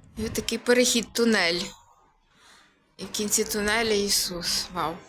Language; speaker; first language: Ukrainian; native; Ukrainian